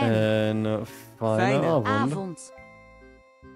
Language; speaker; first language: Dutch; non-native, learner; English